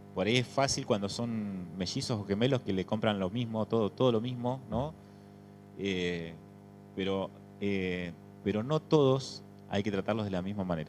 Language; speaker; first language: Spanish; native; Spanish